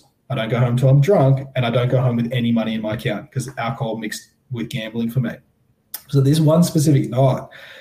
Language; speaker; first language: English; native; English